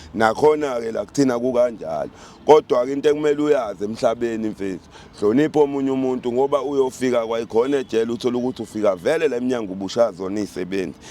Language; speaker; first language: Zulu; native; Zulu